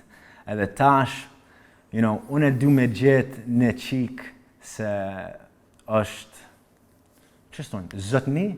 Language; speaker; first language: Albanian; early bilingual, heritage; English